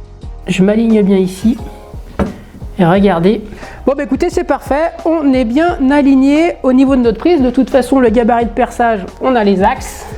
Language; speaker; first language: French; native; French